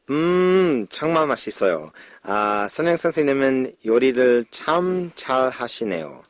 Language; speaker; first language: Korean; non-native, learner; English